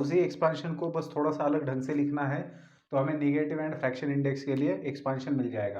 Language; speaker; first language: Hindi; native; Hindi